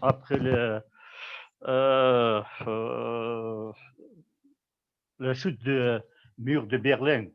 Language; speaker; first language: French; non-native, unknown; Kazakh